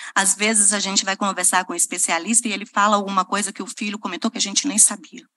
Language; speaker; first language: Portuguese; native; Portuguese